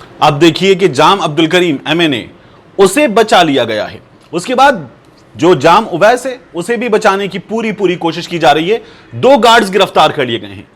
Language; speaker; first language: Urdu; native; Urdu